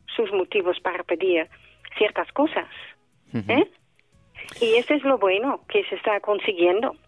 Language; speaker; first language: Spanish; non-native, fluent; Dutch